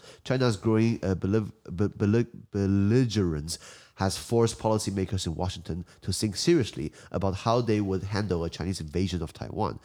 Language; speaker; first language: English; non-native, fluent; Chinese